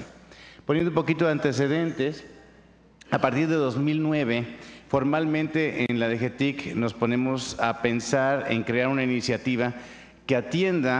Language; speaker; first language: Spanish; native; Spanish